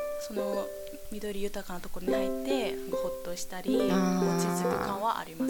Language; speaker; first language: Japanese; non-native, fluent; Korean